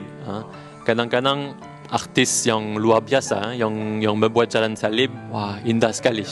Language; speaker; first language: Indonesian; non-native, learner; French